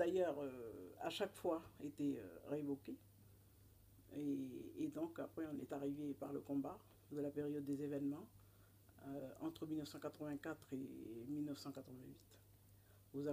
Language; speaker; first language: French; non-native, local second language; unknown